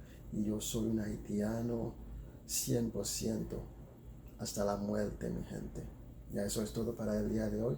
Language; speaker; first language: Spanish; non-native, fluent; Haitian Creole